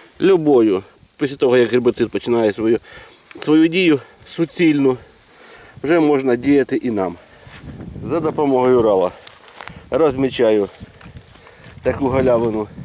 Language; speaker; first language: Ukrainian; native; Ukrainian